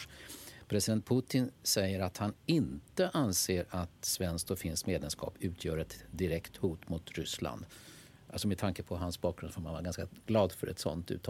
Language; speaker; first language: Swedish; native; Swedish